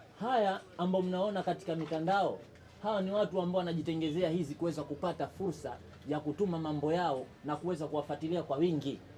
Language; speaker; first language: Swahili; native; Swahili